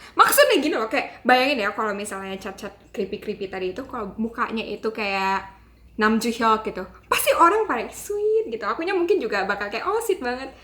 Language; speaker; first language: Indonesian; native; Indonesian